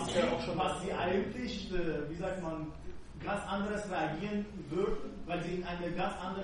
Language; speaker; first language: German; non-native, fluent; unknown